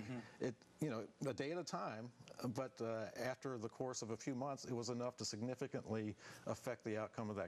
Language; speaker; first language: English; native; English